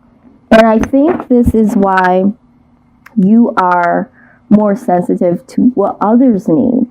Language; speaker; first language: English; native; English